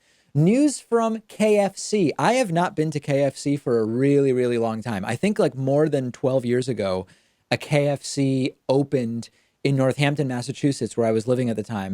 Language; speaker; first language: English; native; English